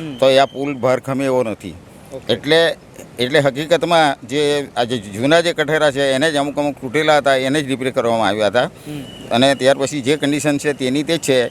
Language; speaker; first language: Gujarati; native; Gujarati